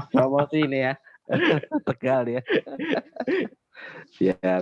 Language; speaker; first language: Indonesian; native; Indonesian